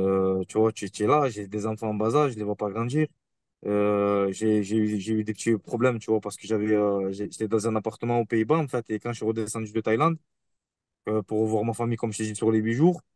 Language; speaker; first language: French; native; French